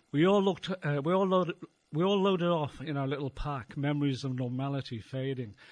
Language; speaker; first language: English; native; English